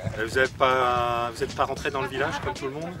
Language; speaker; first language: French; native; French